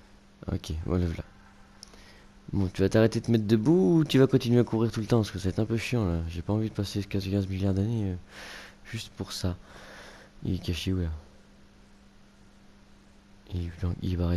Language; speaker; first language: French; native; French